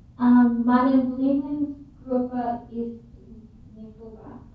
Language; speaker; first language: German; non-native, learner; English